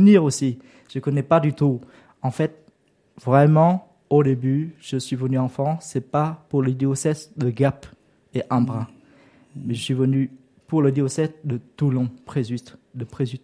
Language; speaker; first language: French; non-native, learner; Vietnamese